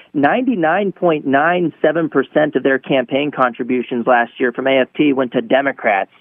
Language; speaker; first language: English; native; English